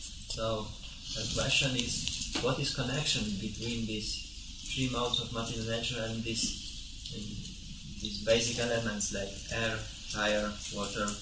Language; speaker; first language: English; non-native, fluent; Polish